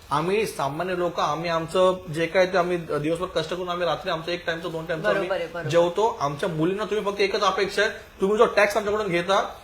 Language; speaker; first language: Marathi; native; Marathi